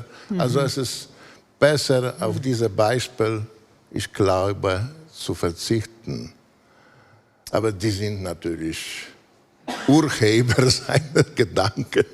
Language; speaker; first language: German; non-native, fluent; Polish